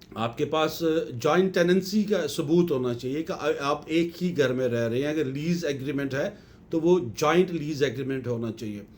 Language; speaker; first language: Urdu; native; Urdu